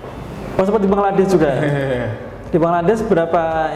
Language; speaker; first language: Indonesian; native; Indonesian